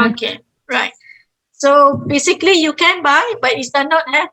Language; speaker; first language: English; non-native, fluent; Malay